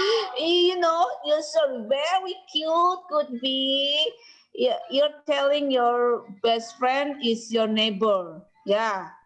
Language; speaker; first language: English; non-native, learner; Indonesian